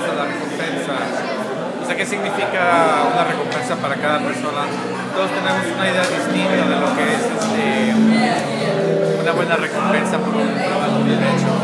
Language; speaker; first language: Spanish; native; Spanish